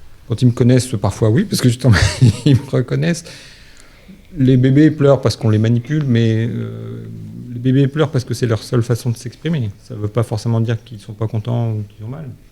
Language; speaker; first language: French; native; French